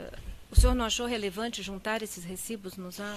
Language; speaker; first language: Portuguese; native; Portuguese